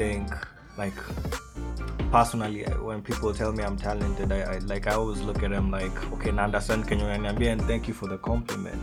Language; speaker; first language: English; non-native, local second language; Swahili